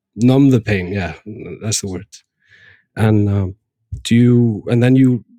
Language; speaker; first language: English; non-native, fluent; Icelandic